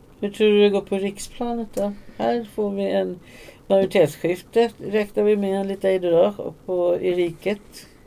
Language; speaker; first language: Swedish; native; Swedish